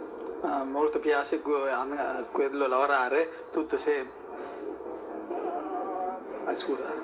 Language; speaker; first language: Italian; non-native, learner; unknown